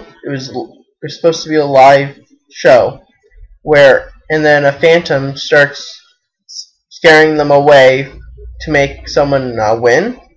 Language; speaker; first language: English; native; English